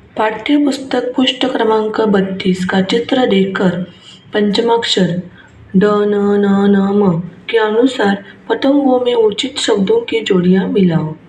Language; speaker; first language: Hindi; non-native, local second language; Marathi